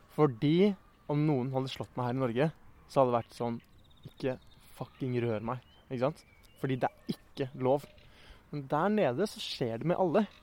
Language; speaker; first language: Norwegian; native; Norwegian